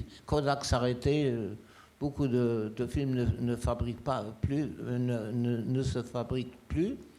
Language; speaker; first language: French; non-native, fluent; German